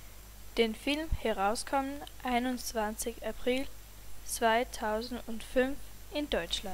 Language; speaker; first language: German; non-native, learner; Danish